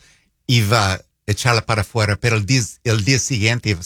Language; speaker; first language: Spanish; non-native, fluent; English